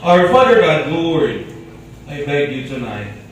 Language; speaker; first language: English; non-native, local second language; Filipino